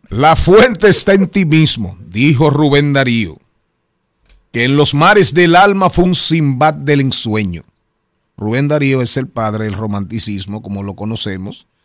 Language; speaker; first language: Spanish; native; Spanish